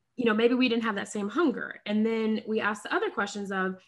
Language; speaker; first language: English; native; English